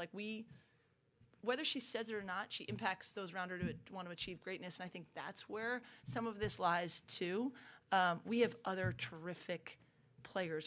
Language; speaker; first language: English; native; English